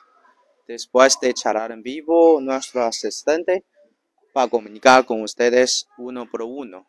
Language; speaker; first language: Spanish; non-native, learner; Chinese